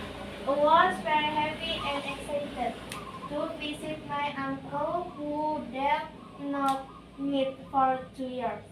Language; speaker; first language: English; non-native, learner; Indonesian